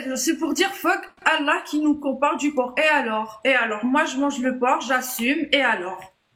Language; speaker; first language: French; native; French